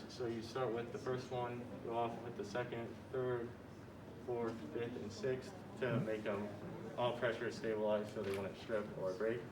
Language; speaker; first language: English; native; English